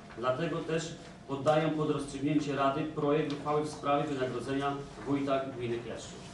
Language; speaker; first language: Polish; native; Polish